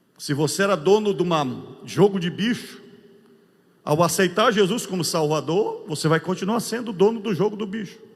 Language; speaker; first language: Portuguese; native; Portuguese